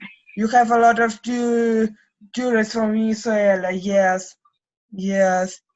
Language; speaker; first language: English; non-native, learner; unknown